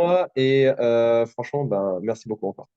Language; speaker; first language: French; native; French